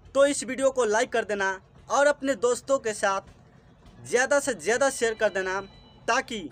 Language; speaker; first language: Hindi; native; Hindi